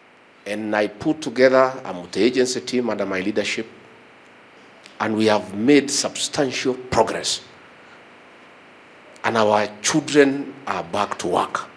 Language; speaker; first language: English; non-native, local second language; Kikuyu